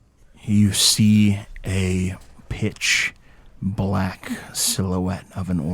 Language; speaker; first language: English; native; English